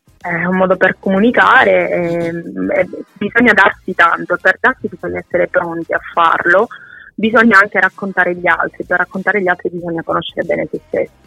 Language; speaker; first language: Italian; native; Italian